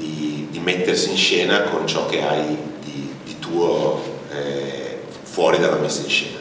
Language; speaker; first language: Italian; native; Italian